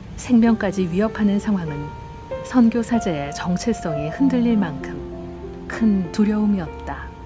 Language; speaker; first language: Korean; native; Korean